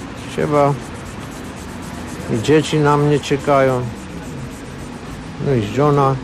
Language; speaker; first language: Polish; non-native, learner; Armenian